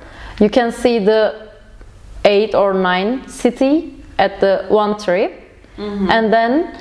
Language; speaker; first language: English; non-native, learner; Turkish